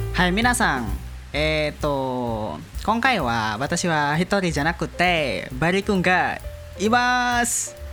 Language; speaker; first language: Japanese; non-native, learner; Indonesian